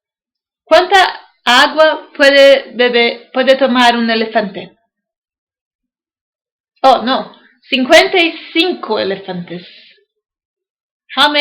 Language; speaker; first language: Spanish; non-native, learner; English